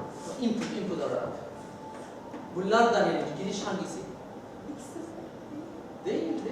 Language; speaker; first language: Turkish; non-native, learner; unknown